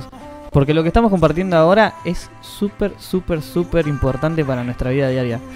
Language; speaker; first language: Spanish; native; Spanish